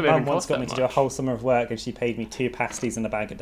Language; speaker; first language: English; native; English